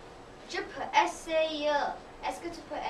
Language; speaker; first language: French; non-native, learner; English